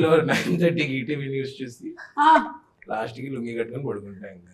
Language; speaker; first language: Telugu; native; Telugu